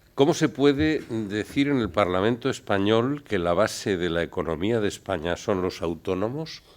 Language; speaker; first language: Spanish; native; Spanish